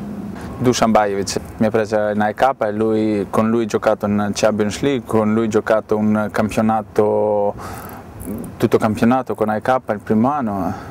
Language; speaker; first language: Italian; non-native, fluent; Greek